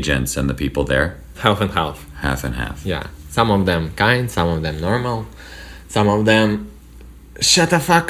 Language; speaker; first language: English; non-native, learner; Russian